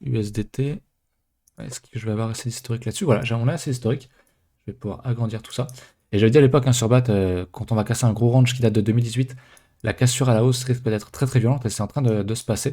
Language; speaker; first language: French; native; French